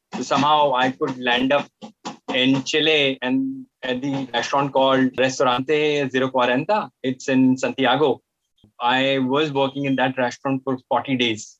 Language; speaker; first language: English; non-native, local second language; Hindi